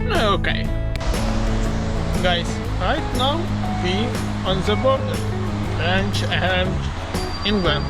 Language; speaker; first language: English; non-native, learner; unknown